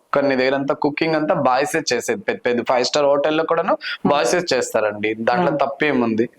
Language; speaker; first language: Telugu; non-native, local second language; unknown